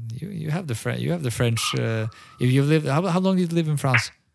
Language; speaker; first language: English; non-native, fluent; Norwegian